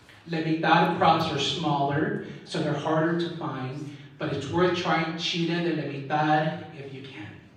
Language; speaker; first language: English; early bilingual, other home language; Spanish